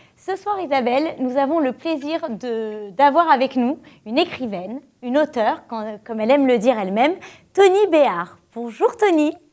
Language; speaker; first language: French; native; French